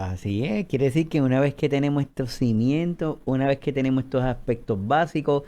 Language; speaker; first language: Spanish; native; Spanish